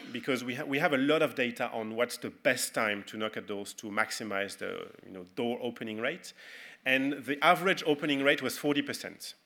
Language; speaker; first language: English; non-native, fluent; French